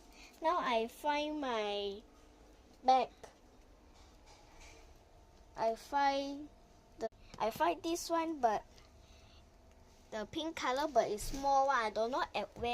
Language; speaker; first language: English; non-native, local second language; Chinese